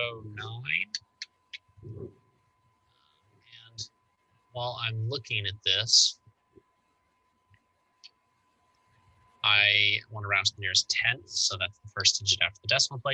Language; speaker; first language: English; native; English